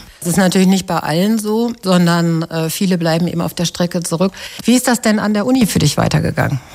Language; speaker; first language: German; native; German